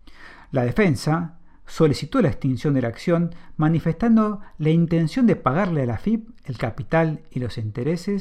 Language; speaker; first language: Spanish; native; Spanish